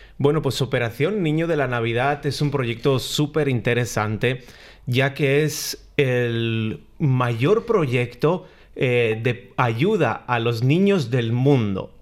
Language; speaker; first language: Spanish; non-native, fluent; Romanian